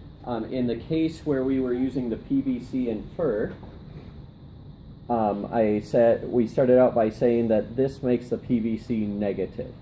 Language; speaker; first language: English; native; English